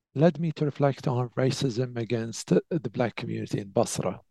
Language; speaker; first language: English; non-native, fluent; Arabic